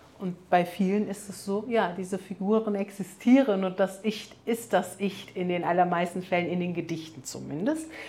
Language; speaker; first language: German; early bilingual, other home language; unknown